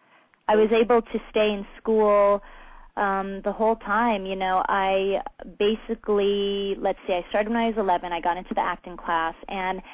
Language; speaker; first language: English; native; English